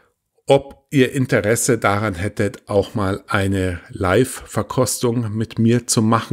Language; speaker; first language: German; native; German